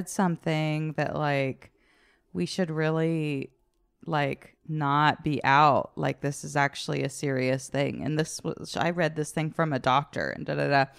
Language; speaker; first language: English; native; English